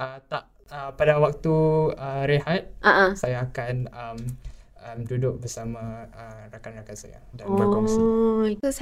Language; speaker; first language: Malay; native; Malay